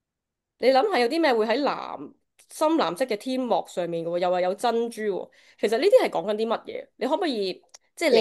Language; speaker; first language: Cantonese; native; Cantonese